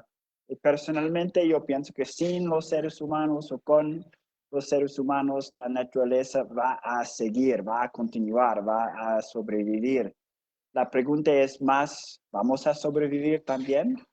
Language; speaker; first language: Spanish; non-native, fluent; English